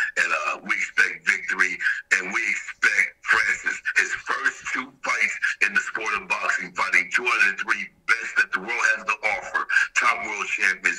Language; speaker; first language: English; native; English